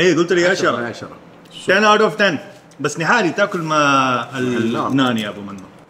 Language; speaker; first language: Arabic; non-native, learner; Urdu